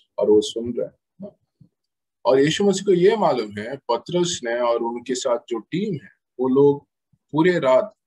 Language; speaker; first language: Hindi; non-native, local second language; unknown